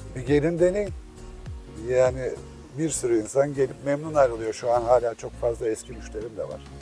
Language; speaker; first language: Turkish; native; Turkish